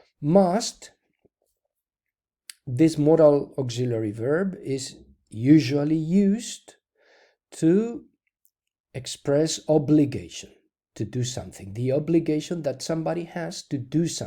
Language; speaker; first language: English; non-native, fluent; Spanish